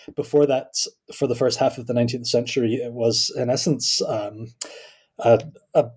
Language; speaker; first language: English; native; English